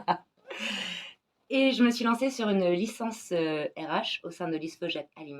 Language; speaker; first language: French; native; French